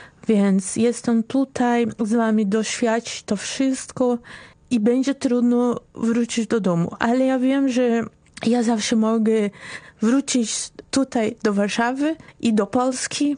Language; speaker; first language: Polish; non-native, fluent; Portuguese